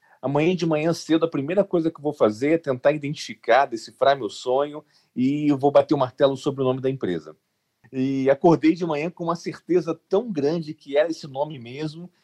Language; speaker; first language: Portuguese; native; Portuguese